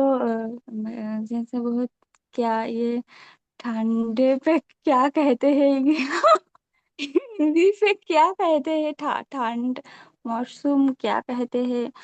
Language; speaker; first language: Hindi; non-native, local second language; Bangla